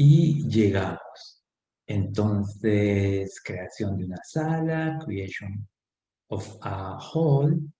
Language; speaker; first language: Spanish; non-native, fluent; French